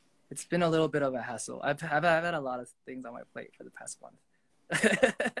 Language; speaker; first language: English; early bilingual, other home language; Korean